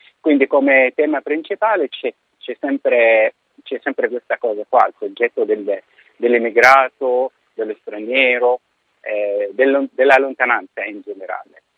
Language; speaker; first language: Italian; non-native, fluent; Arabic